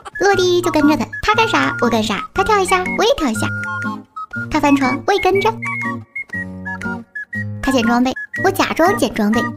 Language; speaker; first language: Chinese; native; Chinese